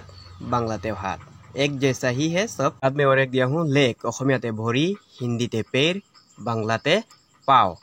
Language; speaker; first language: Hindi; non-native, local second language; Assamese